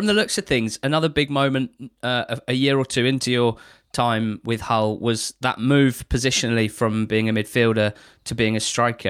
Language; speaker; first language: English; native; English